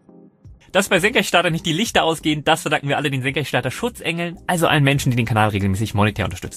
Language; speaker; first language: German; native; German